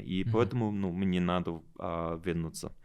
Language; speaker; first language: Russian; non-native, learner; English